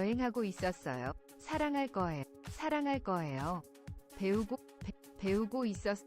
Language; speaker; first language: Korean; non-native, learner; English